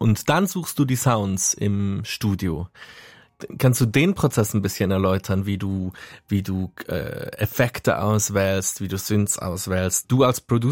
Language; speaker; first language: German; native; German